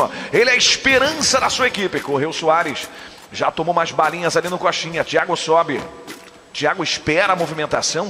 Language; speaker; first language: Portuguese; native; Portuguese